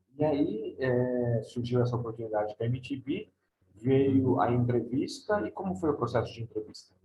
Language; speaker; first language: Portuguese; native; Portuguese